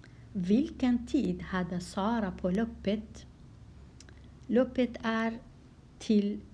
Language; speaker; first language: Swedish; non-native, fluent; Kurdish